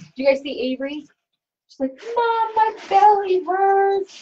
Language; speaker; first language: English; native; English